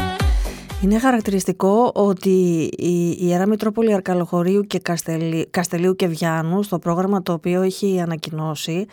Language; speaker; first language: Greek; native; Greek